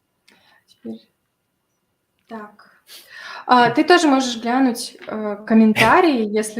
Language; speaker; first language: Russian; native; Russian